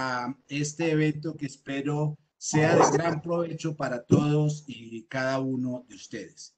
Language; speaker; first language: Spanish; native; Spanish